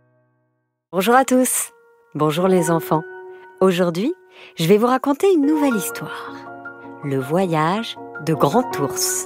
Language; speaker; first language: French; native; French